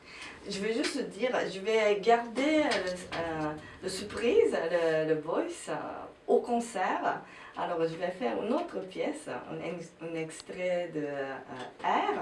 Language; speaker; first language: French; non-native, fluent; Japanese